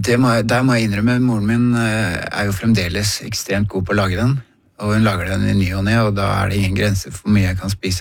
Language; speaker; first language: Norwegian; native; Norwegian